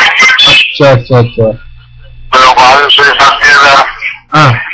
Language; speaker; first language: Hindi; non-native, local second language; Malayalam